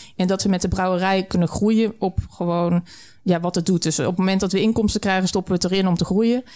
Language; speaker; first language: Dutch; native; Dutch